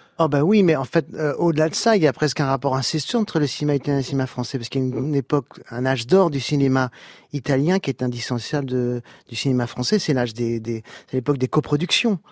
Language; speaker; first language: French; native; French